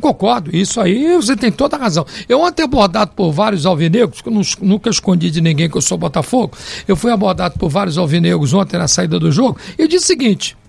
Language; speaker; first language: Portuguese; native; Portuguese